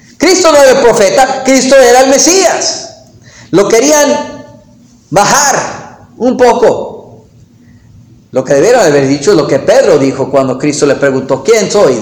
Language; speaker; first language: Spanish; non-native, fluent; English